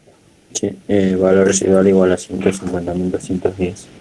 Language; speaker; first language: Spanish; native; Spanish